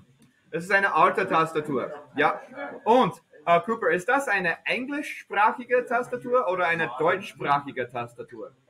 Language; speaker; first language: German; non-native, fluent; English